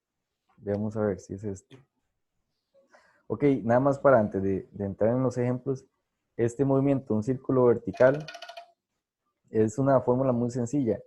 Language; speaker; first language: Spanish; native; Spanish